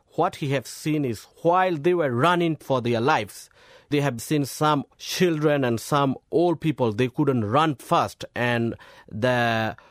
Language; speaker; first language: English; non-native, fluent; Burmese